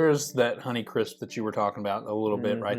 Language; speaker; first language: English; native; English